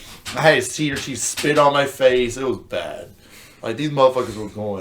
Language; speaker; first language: English; native; English